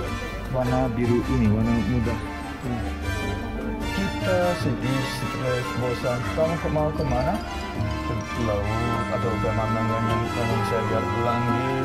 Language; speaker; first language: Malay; non-native, fluent; Turkish